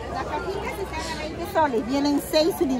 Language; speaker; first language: Spanish; native; Spanish